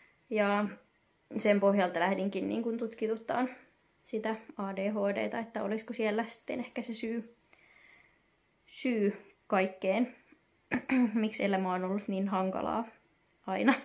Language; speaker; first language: Finnish; native; Finnish